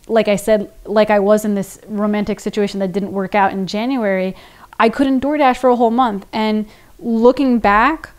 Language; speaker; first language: English; native; English